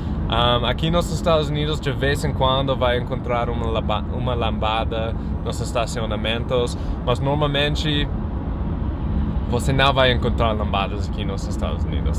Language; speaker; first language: Portuguese; non-native, fluent; English